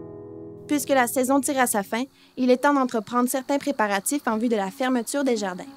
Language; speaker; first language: French; native; French